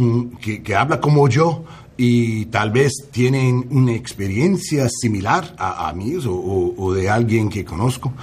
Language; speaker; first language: Spanish; non-native, learner; English